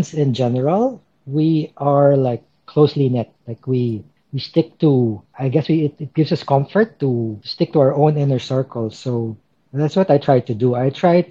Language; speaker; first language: English; non-native, local second language; Filipino